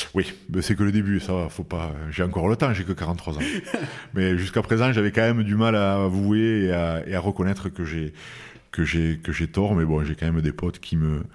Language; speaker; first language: French; native; French